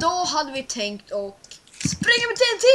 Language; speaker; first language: Swedish; native; Swedish